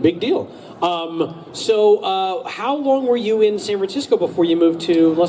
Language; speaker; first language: English; native; English